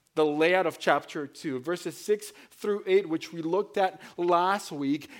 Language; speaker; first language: English; non-native, fluent; Spanish